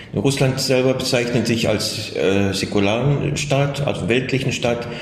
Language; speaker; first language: German; native; German